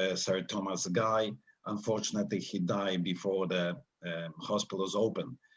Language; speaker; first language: English; non-native, fluent; Polish